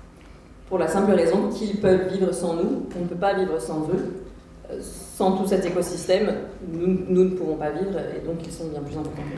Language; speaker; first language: French; native; French